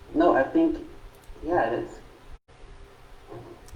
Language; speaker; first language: English; non-native, fluent; Portuguese